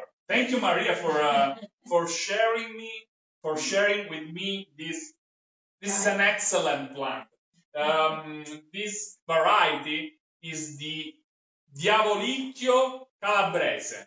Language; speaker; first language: English; non-native, fluent; Italian